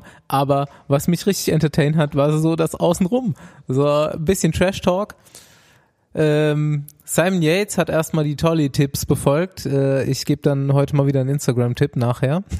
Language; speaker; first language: German; native; German